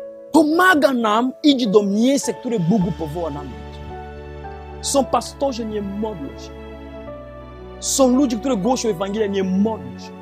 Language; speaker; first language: Polish; non-native, learner; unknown